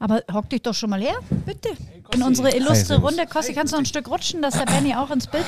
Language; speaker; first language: German; native; German